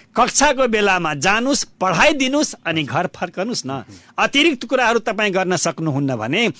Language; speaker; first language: Nepali; non-native, local second language; Bhojpuri